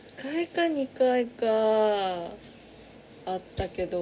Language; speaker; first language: Japanese; native; Japanese